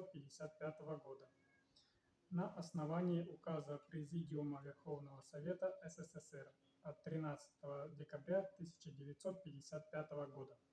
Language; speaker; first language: Russian; native; Russian